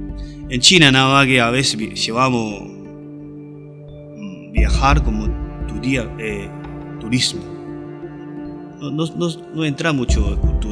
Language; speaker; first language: Spanish; non-native, learner; Chinese